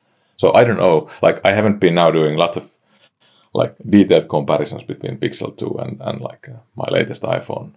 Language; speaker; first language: English; non-native, fluent; Finnish